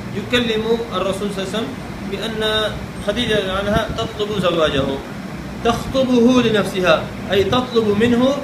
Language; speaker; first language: Arabic; non-native, fluent; Urdu